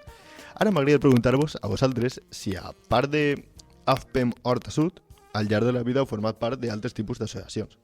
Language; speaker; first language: Catalan; native; Catalan